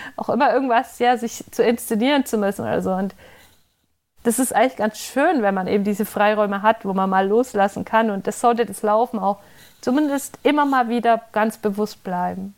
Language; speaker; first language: German; native; German